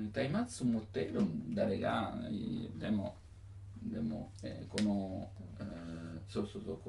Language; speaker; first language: Japanese; non-native, learner; Italian